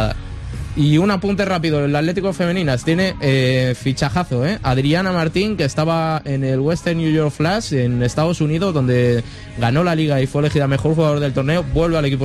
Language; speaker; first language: Spanish; native; Spanish